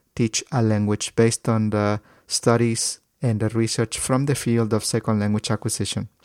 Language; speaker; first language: English; non-native, fluent; Spanish